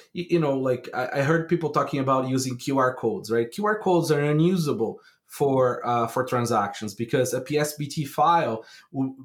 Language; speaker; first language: English; non-native, fluent; Portuguese